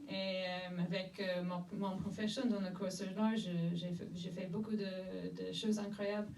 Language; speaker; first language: French; non-native, fluent; English